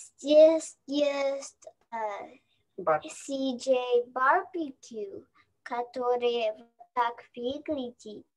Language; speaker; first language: Russian; early bilingual, heritage; Russian